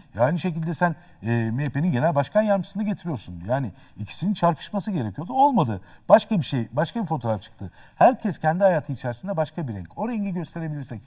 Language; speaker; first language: Turkish; native; Turkish